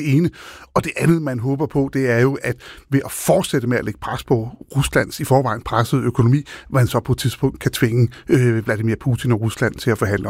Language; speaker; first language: Danish; native; Danish